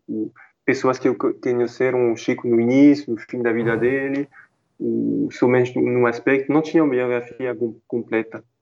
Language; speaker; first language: Portuguese; non-native, fluent; French